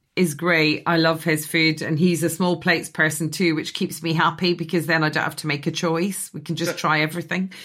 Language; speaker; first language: English; native; English